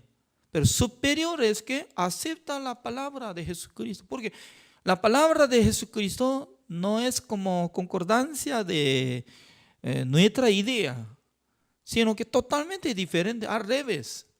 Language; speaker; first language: Spanish; non-native, fluent; Korean